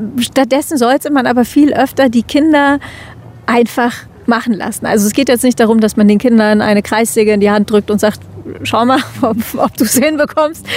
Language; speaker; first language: German; native; German